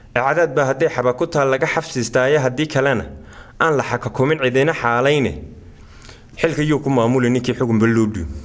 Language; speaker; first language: Somali; native; Somali